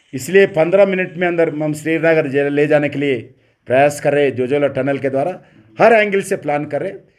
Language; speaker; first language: Hindi; non-native, local second language; Telugu